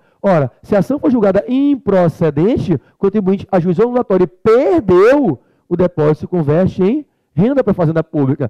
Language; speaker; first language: Portuguese; native; Portuguese